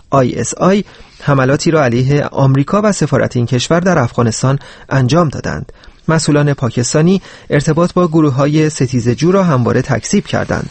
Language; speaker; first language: Persian; native; Persian